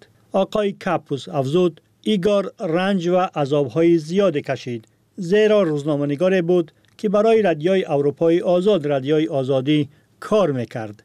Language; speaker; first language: Persian; native; Persian